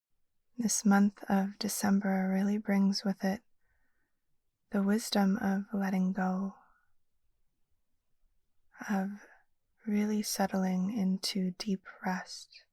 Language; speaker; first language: English; native; English